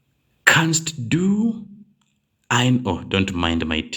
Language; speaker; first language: German; non-native, learner; English